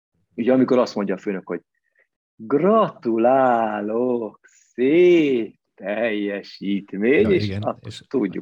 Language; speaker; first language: Hungarian; native; Hungarian